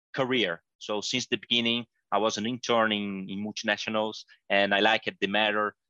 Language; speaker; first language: English; non-native, fluent; Portuguese